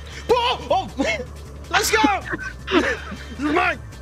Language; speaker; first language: English; early bilingual, other home language; Spanish